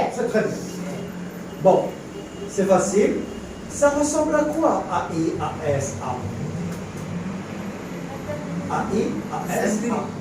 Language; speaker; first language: French; non-native, local second language; Arabic